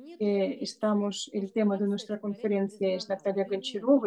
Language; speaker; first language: Spanish; non-native, fluent; Russian